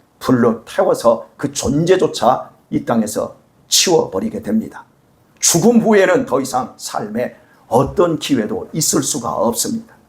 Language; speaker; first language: Korean; native; Korean